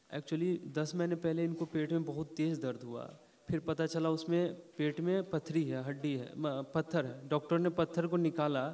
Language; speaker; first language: Hindi; native; Hindi